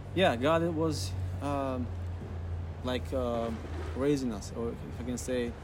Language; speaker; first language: English; non-native, fluent; Albanian